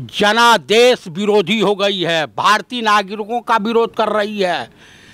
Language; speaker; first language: Hindi; native; Hindi